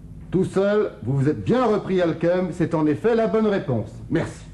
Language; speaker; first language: French; native; French